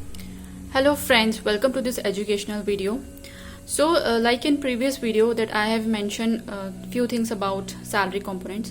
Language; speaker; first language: English; non-native, local second language; Hindi